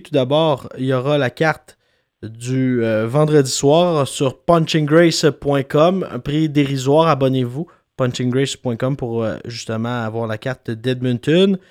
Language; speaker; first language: French; native; French